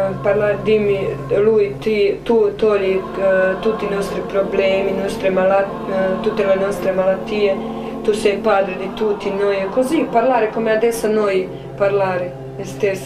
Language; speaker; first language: Italian; non-native, learner; Croatian